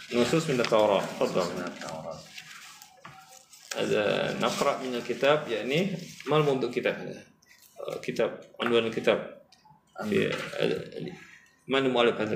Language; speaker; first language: Arabic; non-native, fluent; Indonesian